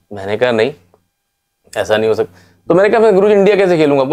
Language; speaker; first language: Hindi; native; Hindi